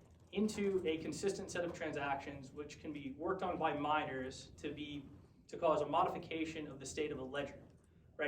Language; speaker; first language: English; native; English